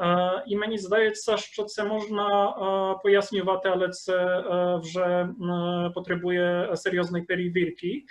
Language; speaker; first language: Ukrainian; non-native, fluent; Polish